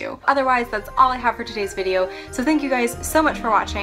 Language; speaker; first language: English; native; English